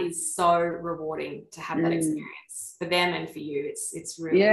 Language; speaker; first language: English; native; English